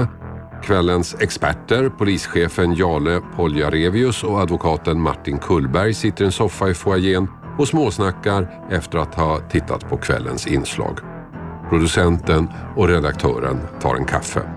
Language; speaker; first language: Swedish; native; Swedish